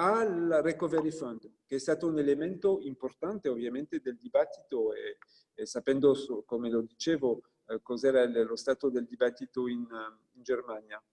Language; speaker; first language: Italian; non-native, fluent; French